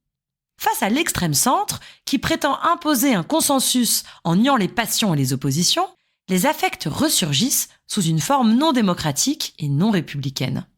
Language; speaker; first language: French; native; French